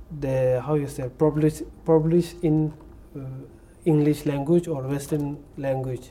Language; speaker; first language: English; non-native, learner; Tibetan